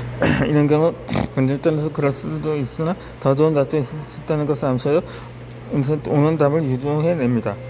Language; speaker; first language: Korean; native; Korean